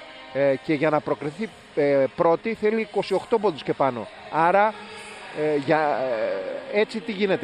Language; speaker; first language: Greek; native; Greek